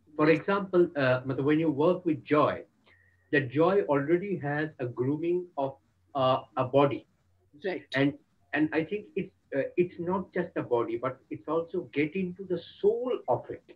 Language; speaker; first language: English; non-native, local second language; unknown